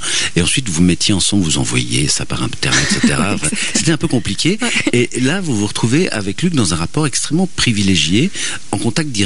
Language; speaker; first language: French; native; French